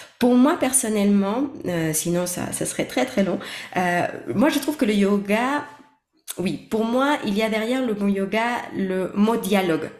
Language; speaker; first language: French; non-native, fluent; Spanish